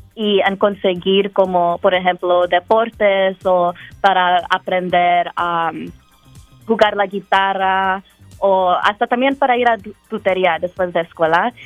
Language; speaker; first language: Spanish; early bilingual, heritage; Spanish